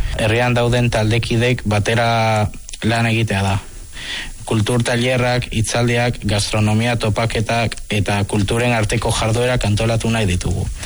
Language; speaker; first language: Basque; non-native, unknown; Spanish